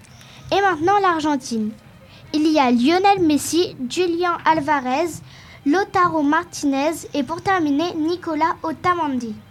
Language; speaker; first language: French; native; French